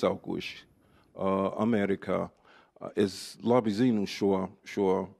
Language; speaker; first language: Latvian; non-native, fluent; English